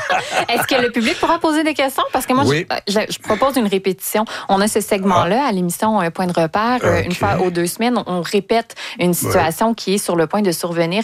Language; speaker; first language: French; native; French